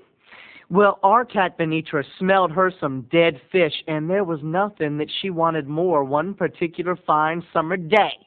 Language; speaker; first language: English; native; English